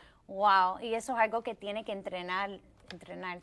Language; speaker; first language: Spanish; early bilingual, heritage; Spanish